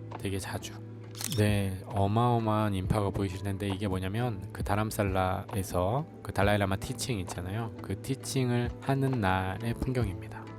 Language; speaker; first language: Korean; native; Korean